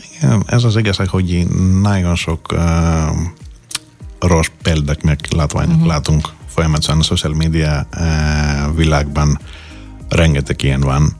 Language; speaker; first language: Hungarian; non-native, fluent; Greek